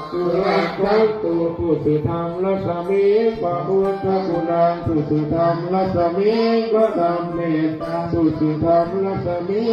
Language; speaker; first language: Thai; native; Thai